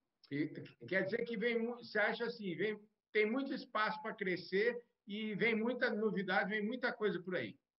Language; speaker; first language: Portuguese; native; Portuguese